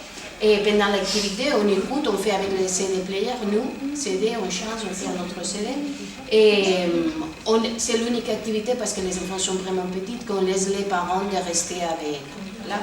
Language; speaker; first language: French; non-native, fluent; Spanish